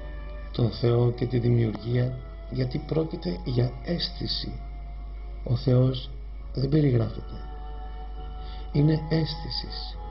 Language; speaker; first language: Greek; native; Greek